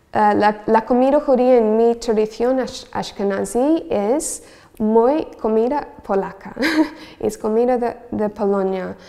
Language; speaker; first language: Spanish; non-native, learner; English